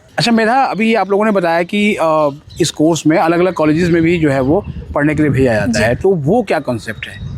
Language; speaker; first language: Hindi; native; Hindi